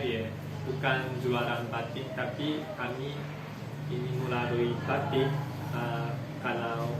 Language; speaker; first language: Indonesian; non-native, fluent; Japanese